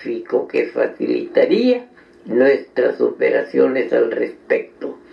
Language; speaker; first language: Spanish; native; Spanish